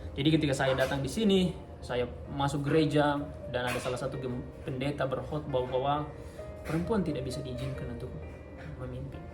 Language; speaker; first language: Indonesian; native; Indonesian